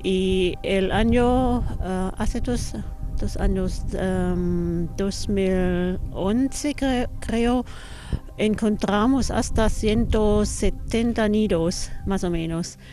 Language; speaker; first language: Spanish; non-native, fluent; German